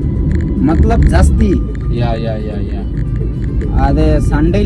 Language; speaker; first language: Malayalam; non-native, learner; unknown